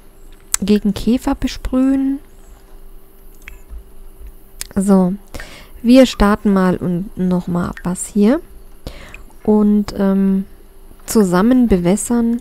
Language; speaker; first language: German; native; German